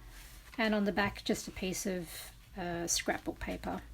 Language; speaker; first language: English; native; English